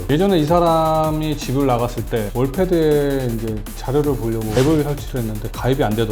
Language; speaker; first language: Korean; native; Korean